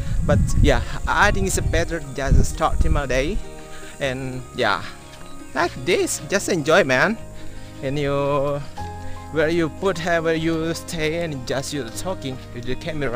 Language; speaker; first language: English; non-native, learner; Indonesian